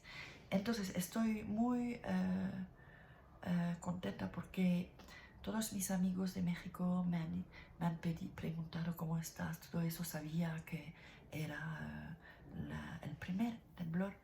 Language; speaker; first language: Spanish; non-native, learner; French